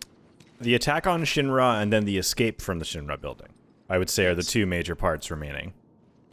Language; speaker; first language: English; native; English